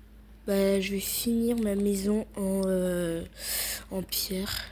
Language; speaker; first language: French; native; French